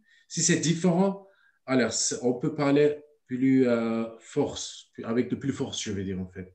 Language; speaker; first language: French; non-native, learner; Turkish